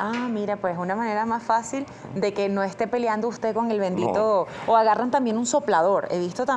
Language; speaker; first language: Spanish; native; Spanish